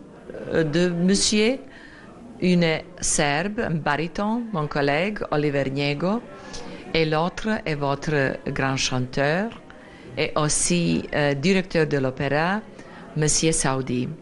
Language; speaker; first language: French; non-native, fluent; Serbian